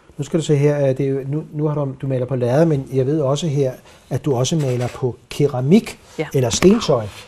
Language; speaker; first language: Danish; native; Danish